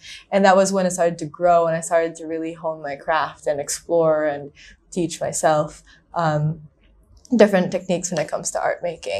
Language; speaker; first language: English; non-native, local second language; Filipino